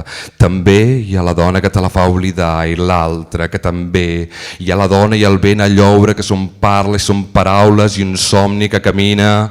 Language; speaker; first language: Catalan; native; Catalan